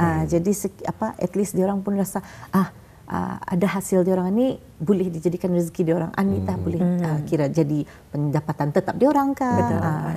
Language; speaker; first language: Malay; native; Malay